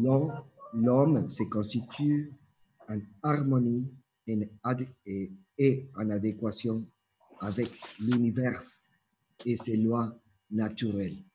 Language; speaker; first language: French; non-native, fluent; Spanish